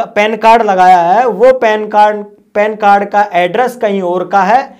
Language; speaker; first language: Hindi; native; Hindi